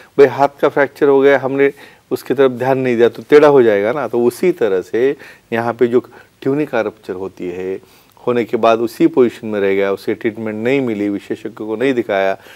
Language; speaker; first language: Hindi; non-native, local second language; Marathi